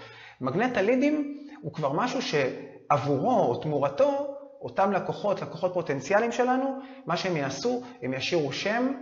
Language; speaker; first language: Hebrew; native; Hebrew